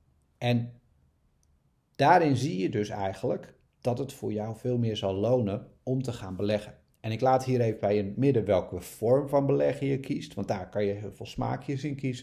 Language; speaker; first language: Dutch; native; Dutch